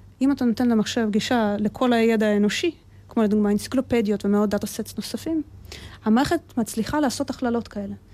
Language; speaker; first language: Hebrew; early bilingual, other home language; Russian